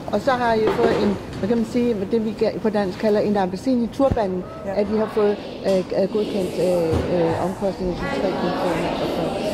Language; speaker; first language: Danish; native; Danish